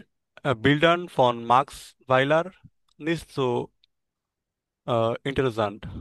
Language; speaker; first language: German; non-native, learner; Bangla